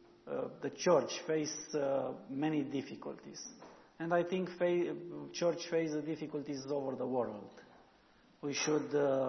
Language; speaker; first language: English; non-native, learner; Romanian